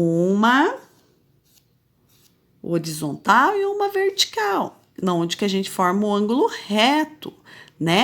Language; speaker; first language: Portuguese; native; Portuguese